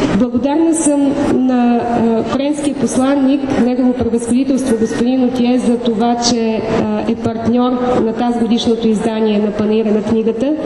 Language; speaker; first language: Bulgarian; native; Bulgarian